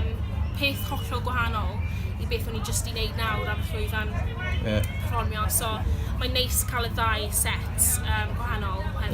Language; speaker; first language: Welsh; non-native, local second language; English